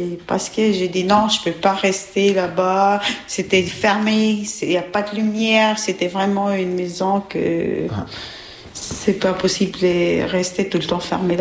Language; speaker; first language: French; non-native, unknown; Albanian